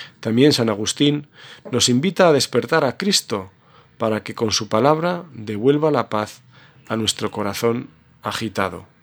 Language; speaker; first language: Spanish; native; Spanish